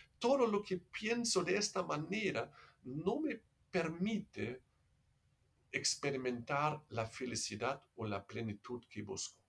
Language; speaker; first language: Spanish; non-native, fluent; German